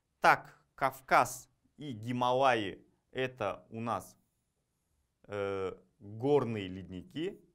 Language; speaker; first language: Russian; non-native, local second language; Kazakh